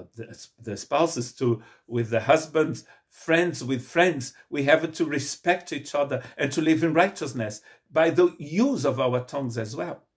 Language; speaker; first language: English; non-native, fluent; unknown